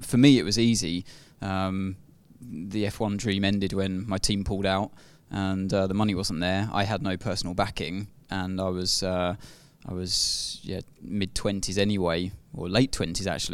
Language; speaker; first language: English; native; English